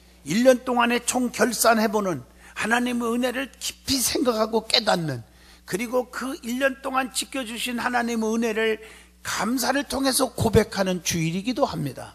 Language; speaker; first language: Korean; native; Korean